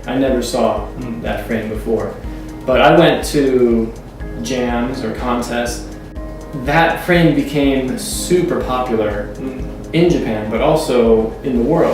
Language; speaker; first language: English; non-native, fluent; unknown